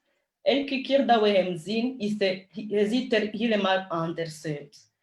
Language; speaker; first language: Dutch; non-native, fluent; Kinyarwanda